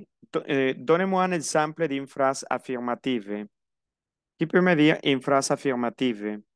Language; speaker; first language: French; non-native, fluent; Spanish